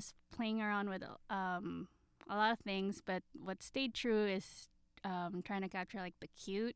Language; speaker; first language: English; non-native, local second language; Filipino